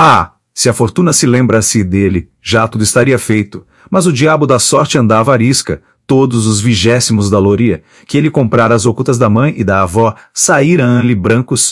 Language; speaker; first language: Portuguese; native; Portuguese